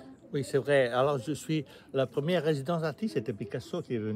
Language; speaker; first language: French; non-native, learner; Italian